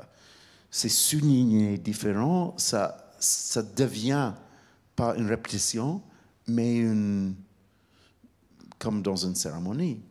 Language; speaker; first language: French; non-native, fluent; English